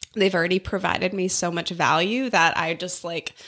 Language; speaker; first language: English; native; English